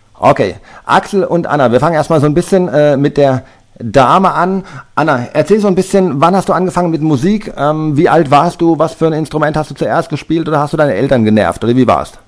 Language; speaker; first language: German; native; German